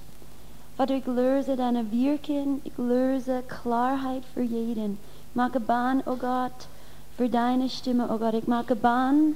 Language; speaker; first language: German; non-native, fluent; English